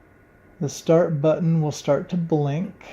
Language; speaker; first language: English; native; English